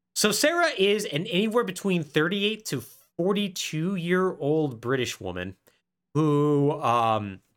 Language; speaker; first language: English; native; English